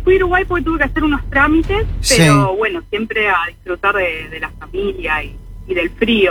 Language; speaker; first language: Spanish; native; Spanish